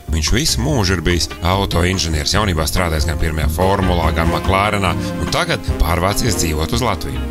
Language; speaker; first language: Latvian; native; Latvian